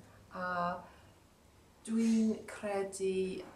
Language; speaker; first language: Welsh; non-native, learner; English